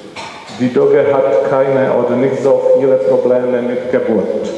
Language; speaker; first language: German; non-native, learner; Czech